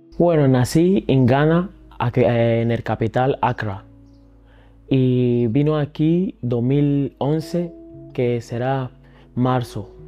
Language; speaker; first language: Spanish; early bilingual, other home language; Akan